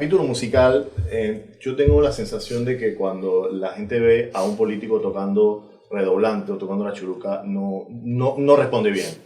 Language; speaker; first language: Spanish; native; Spanish